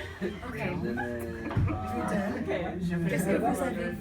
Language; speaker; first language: French; non-native, learner; English